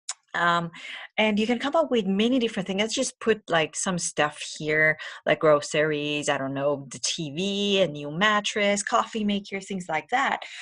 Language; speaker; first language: English; non-native, fluent; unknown